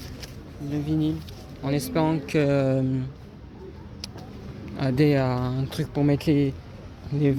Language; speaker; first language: French; native; French